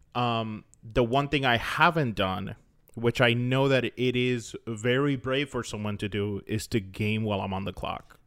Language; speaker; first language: English; native; English